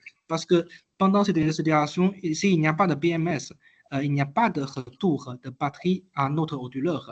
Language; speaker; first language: French; non-native, learner; Chinese